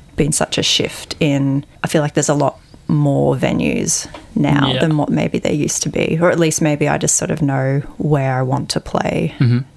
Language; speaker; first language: English; native; English